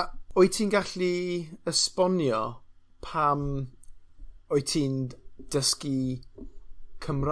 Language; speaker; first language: Welsh; non-native, local second language; English